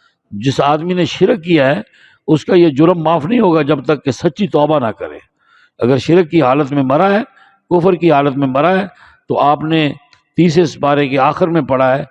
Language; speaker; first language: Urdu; non-native, local second language; Punjabi